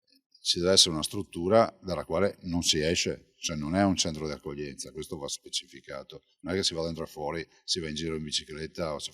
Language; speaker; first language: Italian; native; Italian